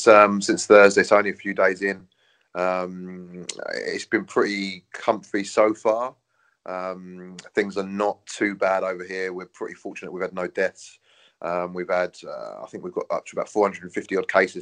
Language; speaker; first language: English; native; English